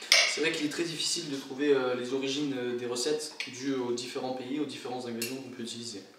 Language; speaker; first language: French; non-native, learner; English